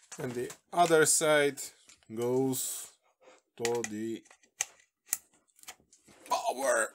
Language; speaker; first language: English; non-native, fluent; Slovenian